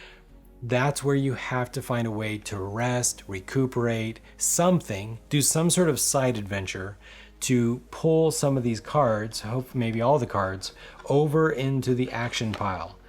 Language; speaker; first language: English; native; English